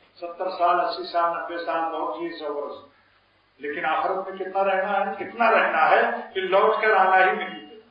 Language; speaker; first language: Urdu; native; Urdu